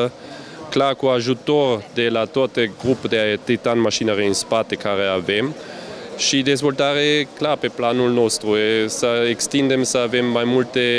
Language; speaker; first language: Romanian; non-native, fluent; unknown